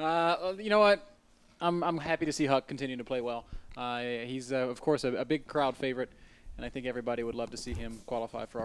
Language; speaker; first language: English; native; English